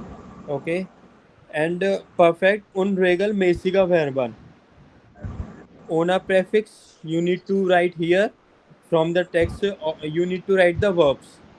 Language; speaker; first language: English; non-native, local second language; Hindi